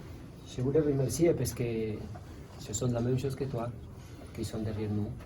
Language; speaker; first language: French; non-native, learner; Spanish